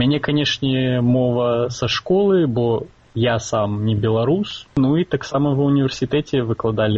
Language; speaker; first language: Belarusian; non-native, local second language; Russian